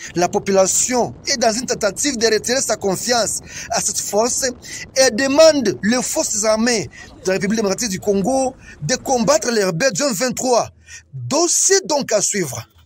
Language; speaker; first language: French; non-native, local second language; Swahili